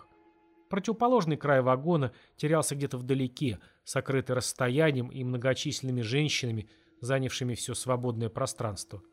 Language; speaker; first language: Russian; native; Russian